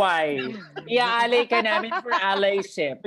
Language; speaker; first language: Filipino; native; Filipino